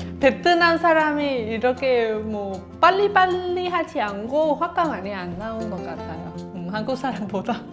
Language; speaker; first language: Korean; non-native, learner; Vietnamese